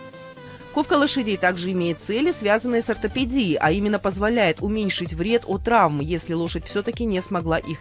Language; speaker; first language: Russian; native; Russian